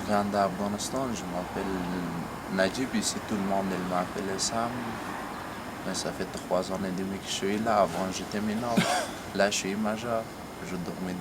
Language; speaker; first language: French; non-native, learner; Persian